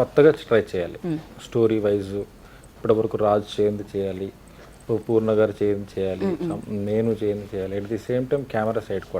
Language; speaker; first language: Telugu; native; Telugu